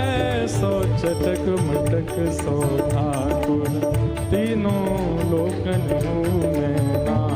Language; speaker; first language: Hindi; native; Hindi